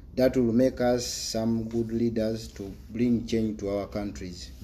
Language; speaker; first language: English; non-native, local second language; Ganda